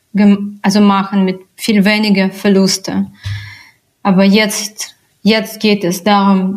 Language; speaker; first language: German; non-native, fluent; Russian